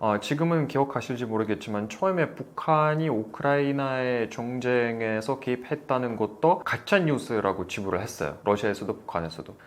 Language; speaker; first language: Korean; non-native, fluent; Russian